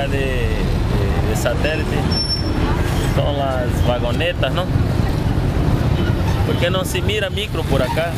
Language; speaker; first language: Spanish; non-native, learner; Portuguese